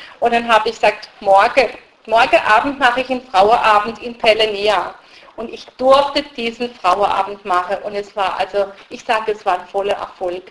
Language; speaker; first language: German; early bilingual, other home language; Russian